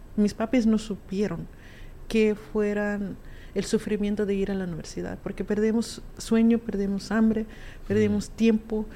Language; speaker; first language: Spanish; early bilingual, heritage; Spanish